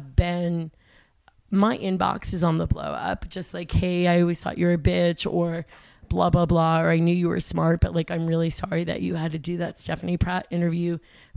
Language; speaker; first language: English; native; English